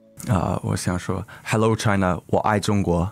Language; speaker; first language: Chinese; early bilingual, heritage; English